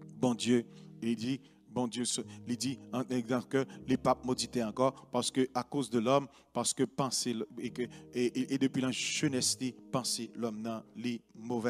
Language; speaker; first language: French; non-native, local second language; Haitian Creole